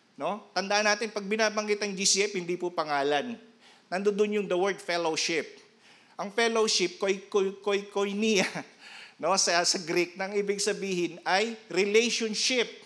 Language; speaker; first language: Filipino; non-native, local second language; Bikol